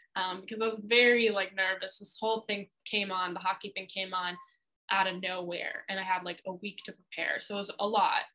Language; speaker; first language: English; native; English